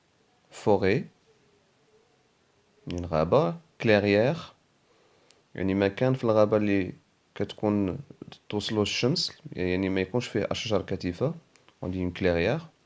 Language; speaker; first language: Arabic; native; Arabic